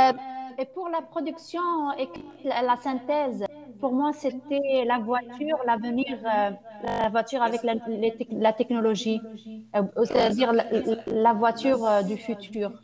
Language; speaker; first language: French; non-native, fluent; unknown